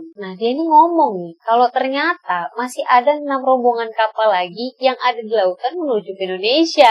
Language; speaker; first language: Indonesian; native; Indonesian